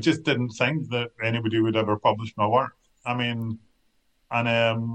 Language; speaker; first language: English; native; English